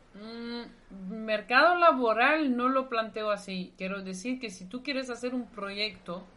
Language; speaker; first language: Spanish; non-native, fluent; Dutch